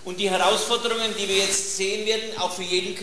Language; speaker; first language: German; native; German